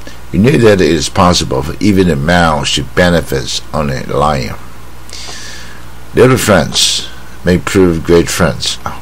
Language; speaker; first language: English; non-native, fluent; Chinese